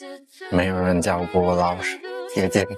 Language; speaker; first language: Chinese; non-native, fluent; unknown